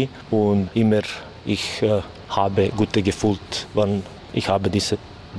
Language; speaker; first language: German; non-native, learner; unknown